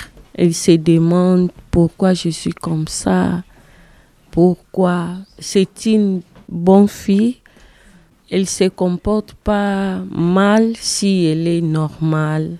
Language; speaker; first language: French; non-native, learner; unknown